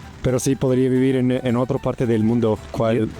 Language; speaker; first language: Spanish; non-native, fluent; English